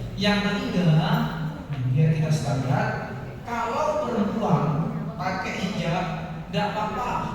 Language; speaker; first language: Indonesian; non-native, local second language; Madurese